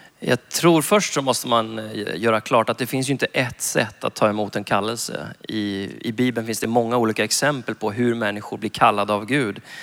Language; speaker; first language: Swedish; native; Swedish